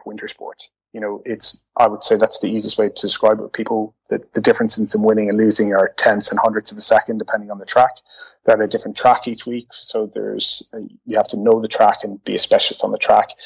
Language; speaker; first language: English; native; English